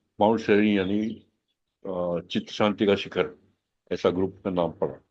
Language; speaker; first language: Hindi; non-native, local second language; Gujarati